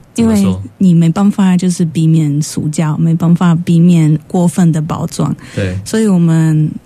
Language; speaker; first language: Chinese; non-native, fluent; Polish